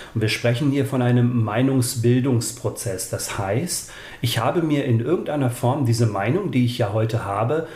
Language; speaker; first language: German; early bilingual, other home language; Bosnian